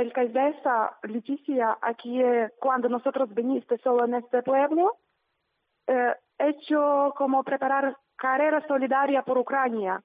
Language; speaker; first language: Spanish; non-native, learner; Ukrainian